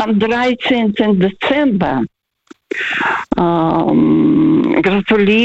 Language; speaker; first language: German; non-native, fluent; Russian